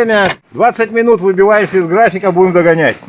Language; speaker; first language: Russian; native; Russian